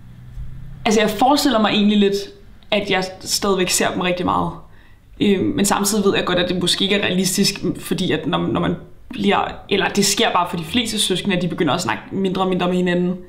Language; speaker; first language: Danish; native; Danish